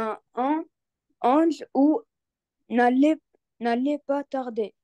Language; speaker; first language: French; non-native, learner; Arabic